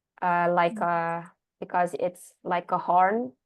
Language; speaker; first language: English; non-native, learner; Indonesian